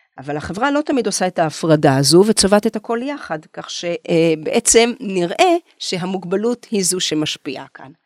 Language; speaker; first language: Hebrew; native; Hebrew